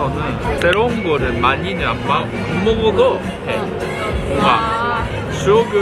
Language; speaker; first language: Korean; non-native, learner; Japanese